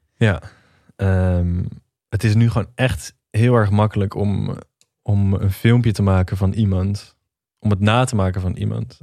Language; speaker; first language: Dutch; native; Dutch